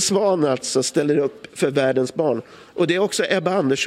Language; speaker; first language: Swedish; native; Swedish